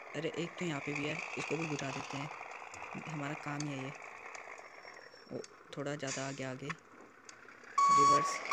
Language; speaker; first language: Hindi; native; Hindi